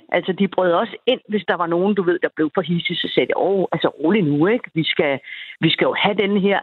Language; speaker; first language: Danish; native; Danish